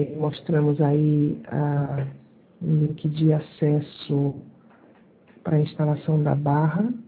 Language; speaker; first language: Portuguese; native; Portuguese